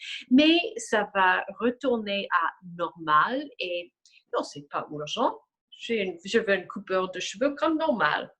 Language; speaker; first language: French; non-native, fluent; English